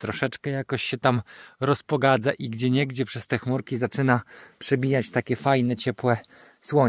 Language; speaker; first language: Polish; native; Polish